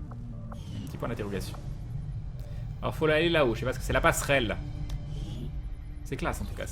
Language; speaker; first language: French; native; French